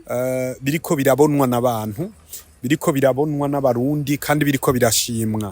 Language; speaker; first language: Rundi; early bilingual, heritage; Rundi